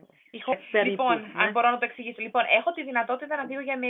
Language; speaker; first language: Greek; non-native, learner; German